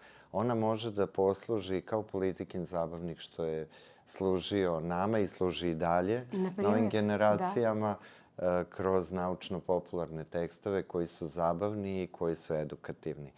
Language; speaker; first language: Serbian; native; Serbian